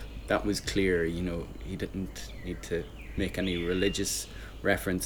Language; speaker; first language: English; native; English